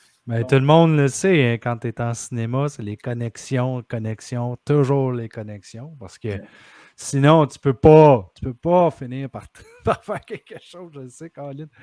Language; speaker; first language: French; native; French